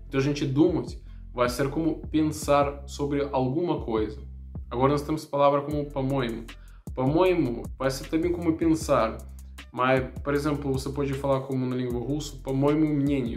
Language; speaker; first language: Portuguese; non-native, learner; Russian